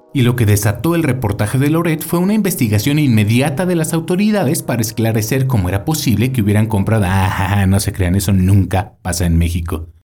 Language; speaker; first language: Spanish; native; Spanish